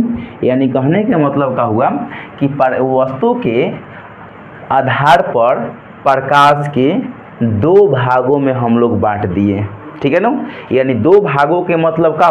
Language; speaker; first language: Hindi; native; Hindi